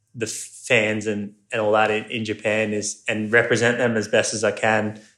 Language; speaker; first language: English; non-native, local second language; Japanese